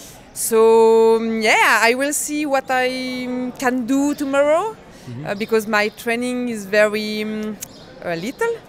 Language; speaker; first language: English; non-native, learner; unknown